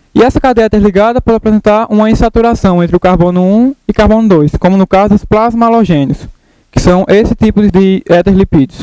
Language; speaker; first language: Portuguese; native; Portuguese